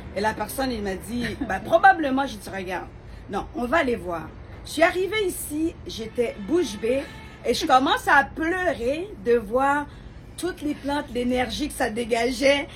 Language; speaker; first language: French; non-native, local second language; Haitian Creole